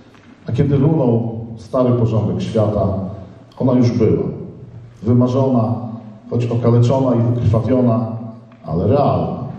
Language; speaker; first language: Polish; native; Polish